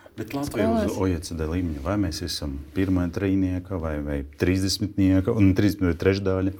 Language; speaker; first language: Latvian; non-native, local second language; Russian